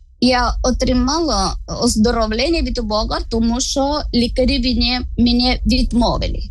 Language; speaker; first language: Ukrainian; non-native, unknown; Malayalam